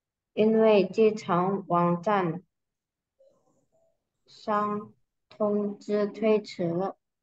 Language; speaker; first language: Chinese; non-native, learner; Indonesian